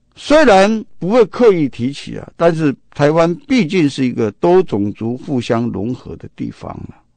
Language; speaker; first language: Chinese; non-native, local second language; Min Nan Chinese